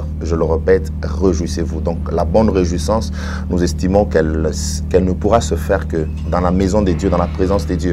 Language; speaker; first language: French; non-native, local second language; Swahili